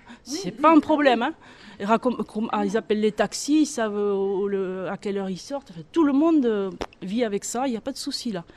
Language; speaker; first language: French; native; French